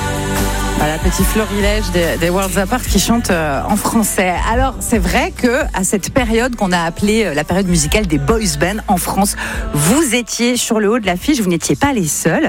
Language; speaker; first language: French; native; French